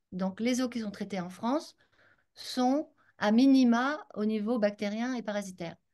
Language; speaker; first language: French; native; French